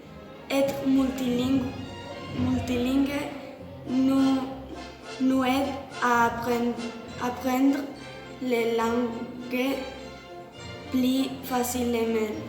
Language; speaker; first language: French; non-native, learner; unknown